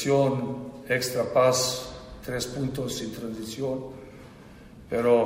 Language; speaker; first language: Spanish; non-native, learner; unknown